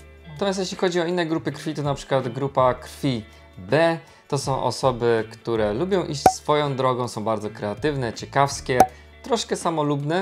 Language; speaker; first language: Polish; native; Polish